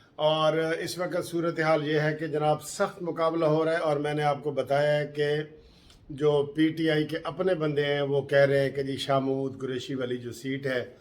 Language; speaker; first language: Urdu; native; Urdu